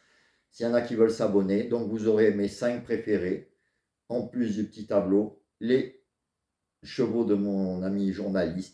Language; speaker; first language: French; native; French